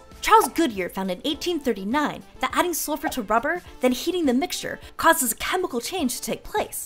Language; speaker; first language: English; native; English